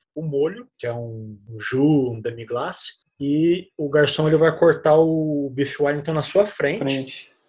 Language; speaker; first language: Portuguese; native; Portuguese